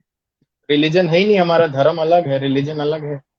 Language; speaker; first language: Hindi; native; Hindi